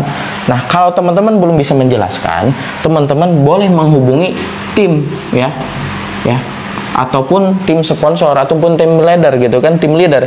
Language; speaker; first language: Indonesian; non-native, local second language; Sundanese